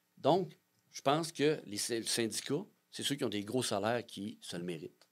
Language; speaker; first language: French; native; French